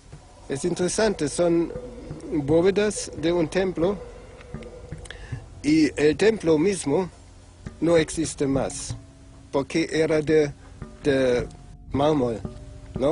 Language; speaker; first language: Spanish; non-native, fluent; German